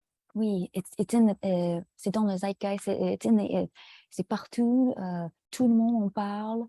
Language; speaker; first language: French; non-native, fluent; English